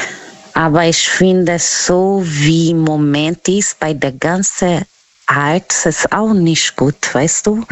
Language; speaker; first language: German; non-native, learner; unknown